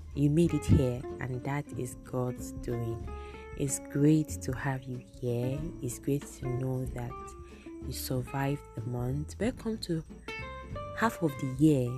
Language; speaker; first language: English; non-native, local second language; Igbo